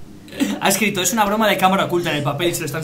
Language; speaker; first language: Spanish; native; Spanish